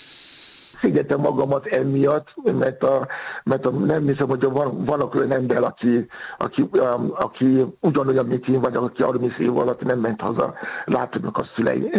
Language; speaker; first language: Hungarian; non-native, fluent; Yoruba